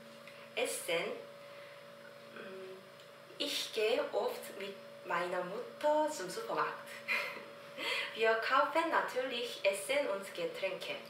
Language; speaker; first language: German; non-native, learner; Korean